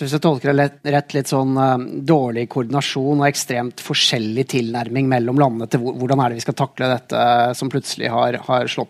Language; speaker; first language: Norwegian; native; Norwegian